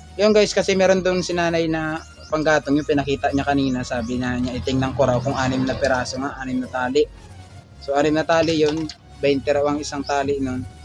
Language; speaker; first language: Filipino; native; Filipino